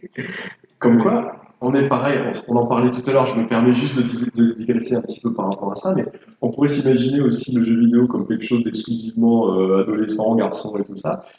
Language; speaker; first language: French; native; French